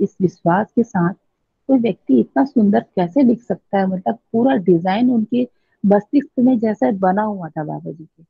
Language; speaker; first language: Hindi; native; Hindi